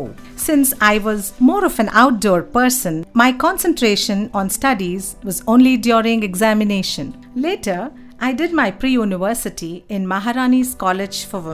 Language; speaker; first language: English; non-native, local second language; Kannada